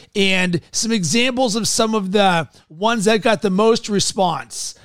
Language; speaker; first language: English; native; English